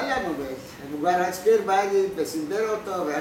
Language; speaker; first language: Hebrew; non-native, fluent; Arabic